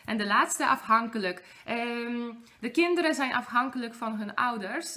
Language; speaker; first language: Dutch; non-native, fluent; Polish